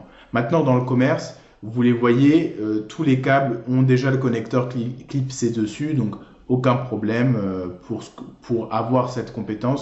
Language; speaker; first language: French; native; French